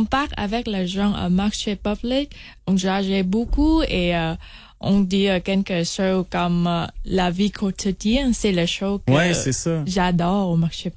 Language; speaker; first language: French; non-native, learner; Vietnamese